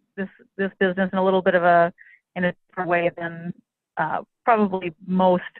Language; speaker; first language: English; native; English